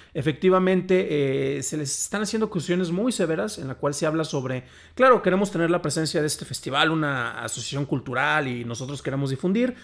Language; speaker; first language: Spanish; native; Spanish